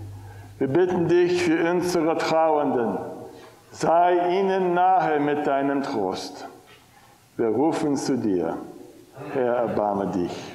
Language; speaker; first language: German; non-native, fluent; English